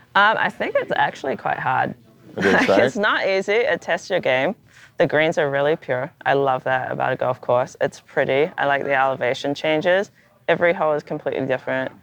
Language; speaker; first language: English; native; English